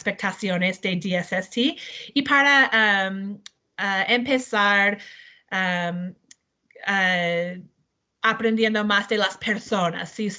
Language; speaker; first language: Spanish; non-native, learner; English